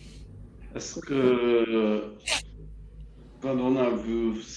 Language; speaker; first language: French; non-native, learner; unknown